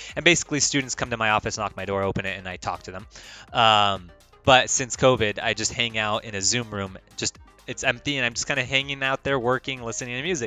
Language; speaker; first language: English; early bilingual, other home language; Spanish